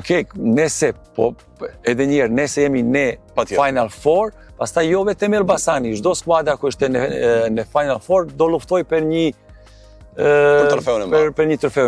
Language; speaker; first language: Albanian; non-native, learner; Serbian